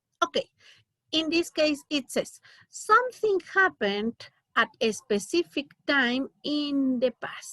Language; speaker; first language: English; non-native, learner; Spanish